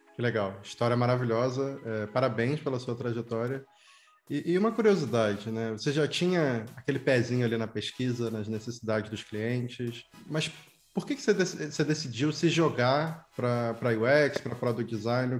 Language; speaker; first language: Portuguese; native; Portuguese